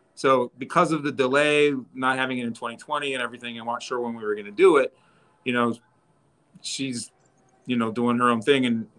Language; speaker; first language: English; native; English